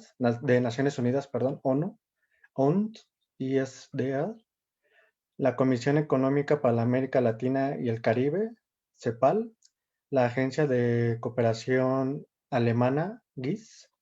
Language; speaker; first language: Spanish; native; Spanish